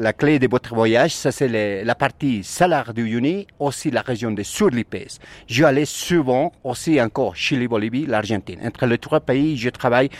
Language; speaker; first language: French; non-native, learner; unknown